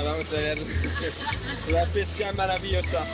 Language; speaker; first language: Spanish; non-native, learner; French